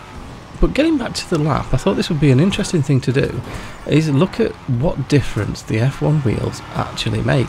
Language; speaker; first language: English; native; English